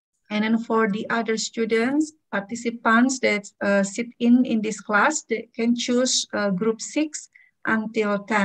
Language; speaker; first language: English; non-native, fluent; Indonesian